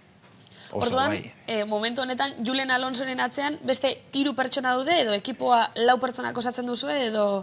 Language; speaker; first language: Basque; native; Basque